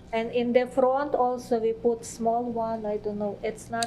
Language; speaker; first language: English; non-native, learner; Ukrainian